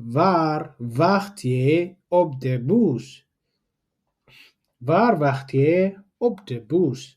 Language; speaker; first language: Dutch; non-native, fluent; Tigrinya